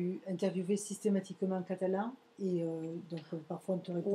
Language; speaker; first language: French; native; French